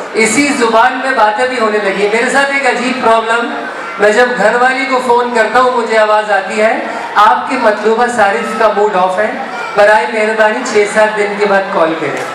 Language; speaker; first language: Urdu; native; Urdu